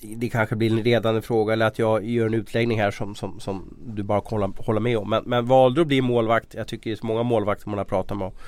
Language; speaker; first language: Swedish; native; Swedish